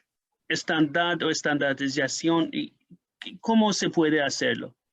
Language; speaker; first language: Spanish; non-native, fluent; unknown